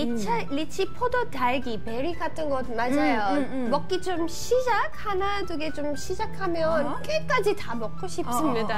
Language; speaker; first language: Korean; non-native, learner; English